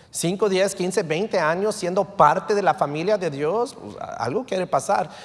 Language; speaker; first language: Spanish; early bilingual, heritage; Spanish